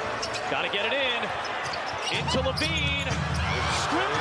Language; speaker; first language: English; native; English